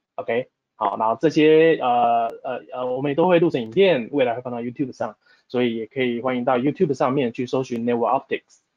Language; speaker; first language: Chinese; native; Chinese